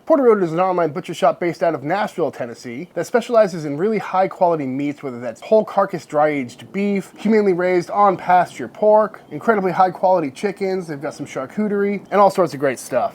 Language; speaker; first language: English; native; English